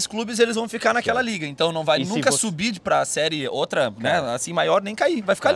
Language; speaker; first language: Portuguese; native; Portuguese